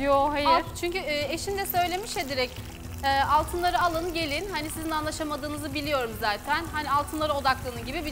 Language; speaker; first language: Turkish; native; Turkish